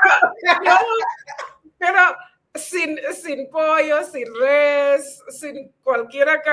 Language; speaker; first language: Spanish; non-native, fluent; English